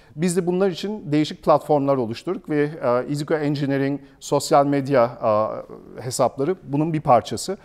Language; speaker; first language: Turkish; early bilingual, heritage; Turkish